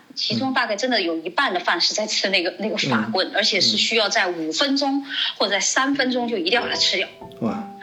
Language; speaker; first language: Chinese; native; Chinese